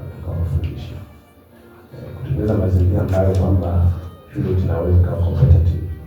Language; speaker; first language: Swahili; native; Swahili